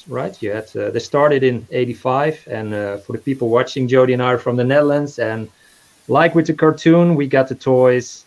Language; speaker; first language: English; non-native, fluent; Dutch